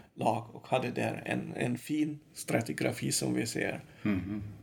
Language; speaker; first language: Swedish; non-native, fluent; German